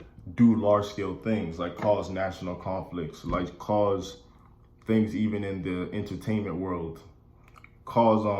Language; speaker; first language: English; native; English